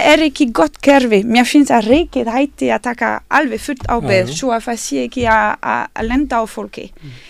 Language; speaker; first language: Icelandic; non-native, fluent; Bosnian